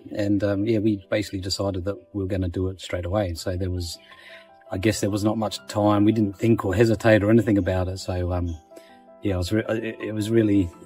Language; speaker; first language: English; native; English